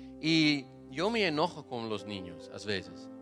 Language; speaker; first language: Spanish; non-native, fluent; Portuguese